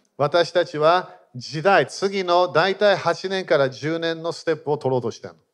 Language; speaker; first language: Japanese; non-native, fluent; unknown